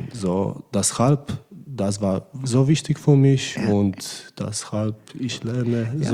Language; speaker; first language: German; non-native, learner; Polish